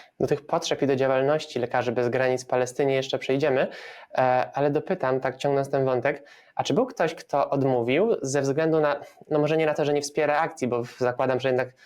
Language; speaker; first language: Polish; native; Polish